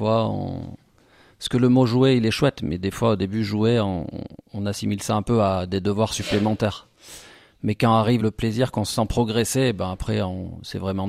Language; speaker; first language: French; native; French